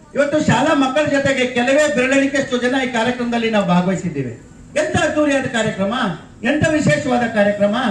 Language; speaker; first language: Kannada; native; Kannada